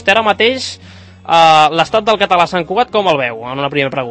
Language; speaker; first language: Catalan; native; Catalan